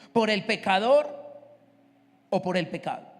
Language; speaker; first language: Spanish; native; Spanish